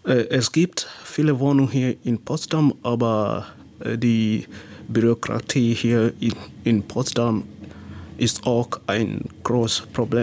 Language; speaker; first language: German; non-native, learner; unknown